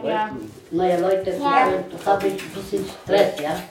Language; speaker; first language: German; non-native, learner; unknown